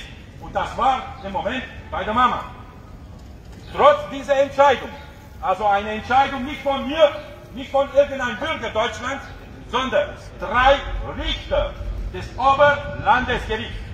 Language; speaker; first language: German; non-native, fluent; Romanian